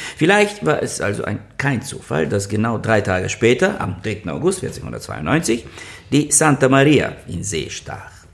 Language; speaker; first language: German; non-native, fluent; Bulgarian